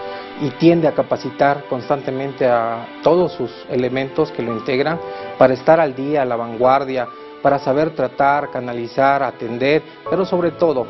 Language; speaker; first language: Spanish; native; Spanish